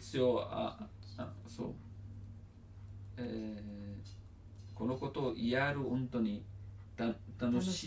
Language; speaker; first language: Japanese; non-native, learner; Italian